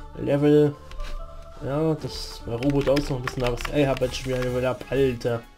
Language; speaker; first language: German; native; German